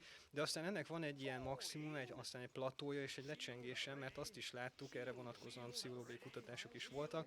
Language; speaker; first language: Hungarian; native; Hungarian